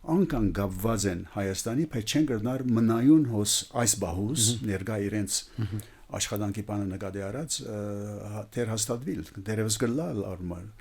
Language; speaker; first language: Armenian; early bilingual, heritage; Armenian